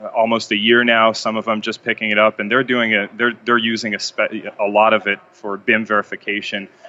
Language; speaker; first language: English; non-native, fluent; Hebrew